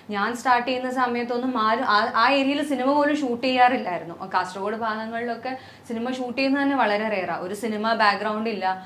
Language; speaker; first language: Malayalam; native; Malayalam